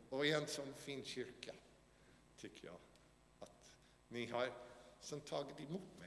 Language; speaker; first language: Swedish; non-native, fluent; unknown